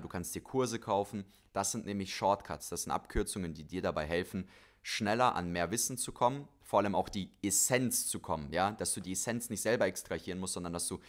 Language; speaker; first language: German; native; German